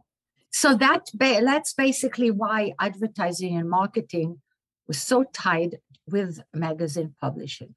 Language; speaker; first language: English; non-native, fluent; Hebrew